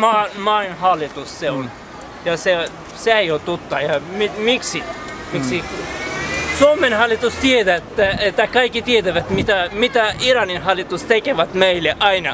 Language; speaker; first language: Finnish; non-native, learner; Kurdish